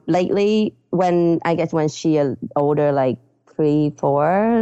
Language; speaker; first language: English; non-native, fluent; Vietnamese